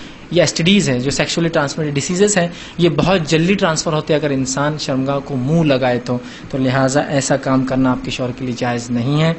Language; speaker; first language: Urdu; native; Urdu